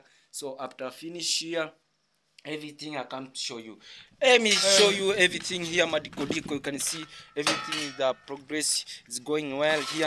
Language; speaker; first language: English; non-native, learner; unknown